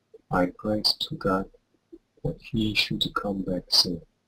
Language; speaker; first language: English; non-native, learner; Korean